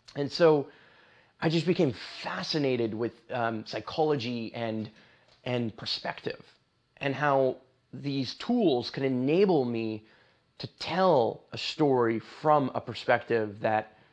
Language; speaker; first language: English; native; English